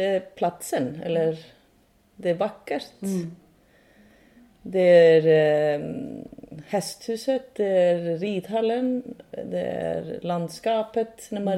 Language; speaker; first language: Swedish; non-native, fluent; Icelandic